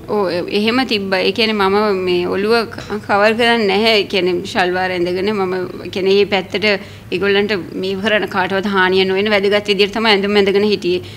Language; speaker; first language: Sinhala; non-native, local second language; Tamil